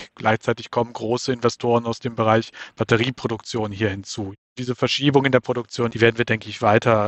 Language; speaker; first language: German; native; German